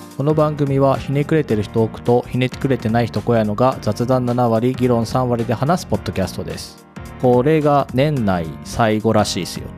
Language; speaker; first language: Japanese; native; Japanese